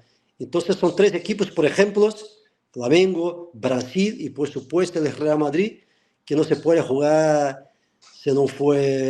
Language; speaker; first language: Spanish; non-native, fluent; Portuguese